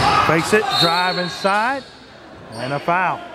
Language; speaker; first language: English; native; English